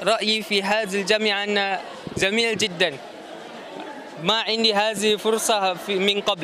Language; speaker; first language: Arabic; non-native, learner; Malay